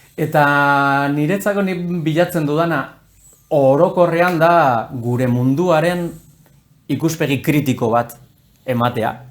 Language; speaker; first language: Basque; non-native, local second language; Spanish